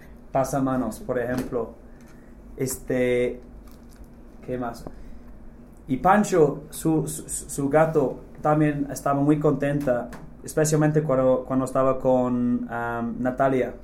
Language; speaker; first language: Spanish; non-native, fluent; English